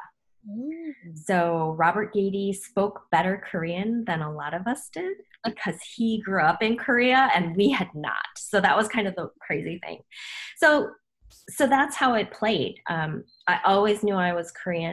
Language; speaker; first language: English; early bilingual, other home language; Korean